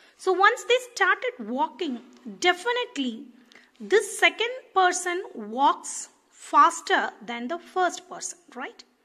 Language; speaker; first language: English; non-native, local second language; Tamil